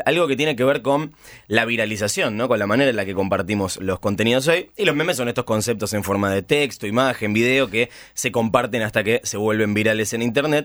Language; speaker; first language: Spanish; native; Spanish